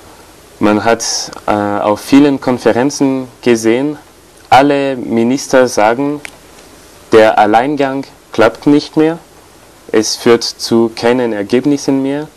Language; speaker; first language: German; non-native, fluent; French